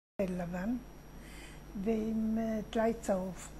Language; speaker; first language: Hebrew; non-native, fluent; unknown